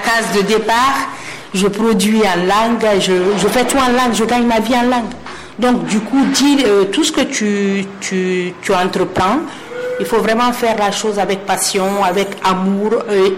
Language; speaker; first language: French; non-native, local second language; Mandingo